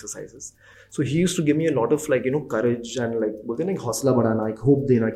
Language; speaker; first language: English; non-native, local second language; Hindi